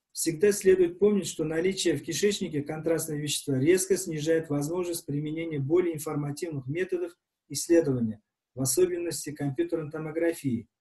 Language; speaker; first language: Russian; non-native, local second language; Uzbek